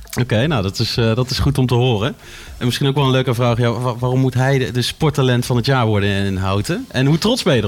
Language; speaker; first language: Dutch; native; Dutch